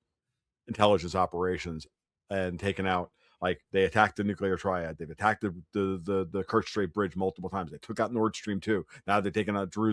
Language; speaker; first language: English; native; English